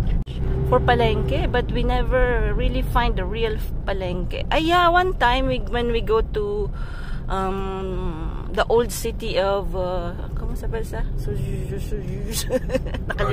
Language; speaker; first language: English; non-native, local second language; Filipino